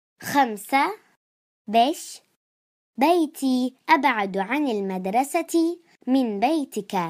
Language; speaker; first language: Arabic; non-native, fluent; Turkish